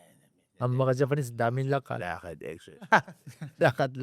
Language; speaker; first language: Filipino; non-native, learner; Japanese